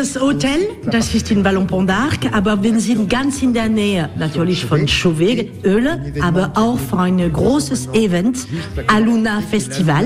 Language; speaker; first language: German; non-native, learner; French